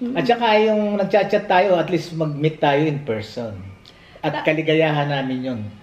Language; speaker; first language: Filipino; native; Filipino